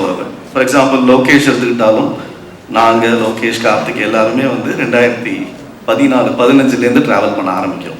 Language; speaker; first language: Tamil; native; Tamil